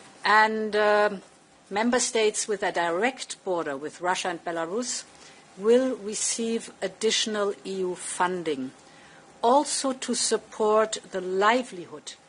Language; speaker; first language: English; non-native, fluent; German